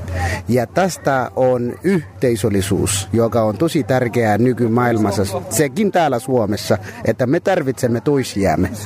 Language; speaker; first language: Finnish; non-native, fluent; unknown